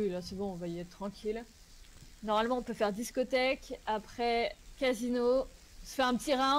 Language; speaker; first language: French; native; French